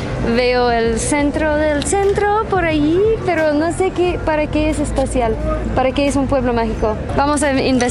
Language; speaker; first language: Spanish; non-native, fluent; English